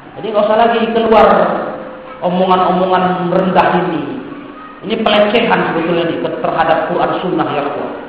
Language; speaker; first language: Indonesian; native; Indonesian